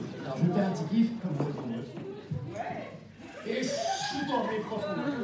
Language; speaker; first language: French; native; French